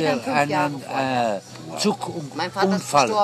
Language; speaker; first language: German; non-native, fluent; Dutch